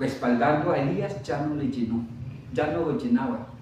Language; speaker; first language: Spanish; native; Spanish